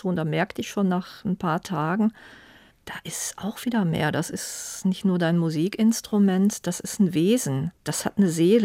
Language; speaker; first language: German; native; German